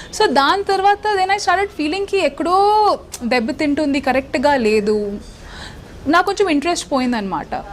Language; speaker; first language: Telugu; non-native, local second language; Hindi